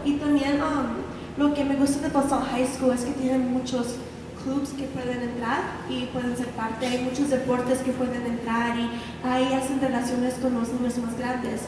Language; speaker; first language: Spanish; early bilingual, heritage; Spanish